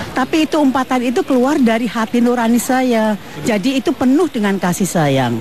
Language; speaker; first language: Indonesian; native; Indonesian